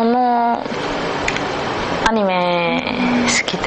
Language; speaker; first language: Japanese; non-native, learner; Chinese